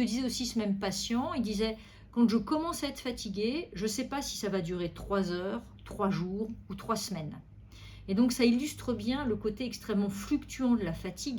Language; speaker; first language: French; native; French